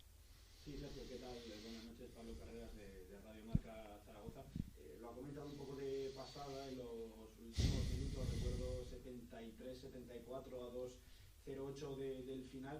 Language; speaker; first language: Spanish; native; Spanish